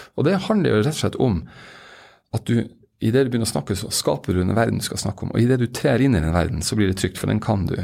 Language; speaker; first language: Norwegian; native; Norwegian